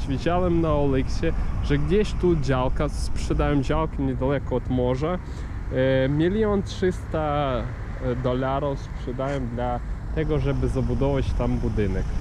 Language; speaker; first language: Polish; non-native, learner; Ukrainian